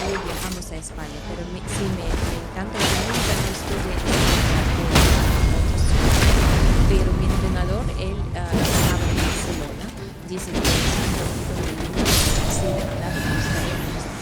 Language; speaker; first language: Spanish; non-native, fluent; Russian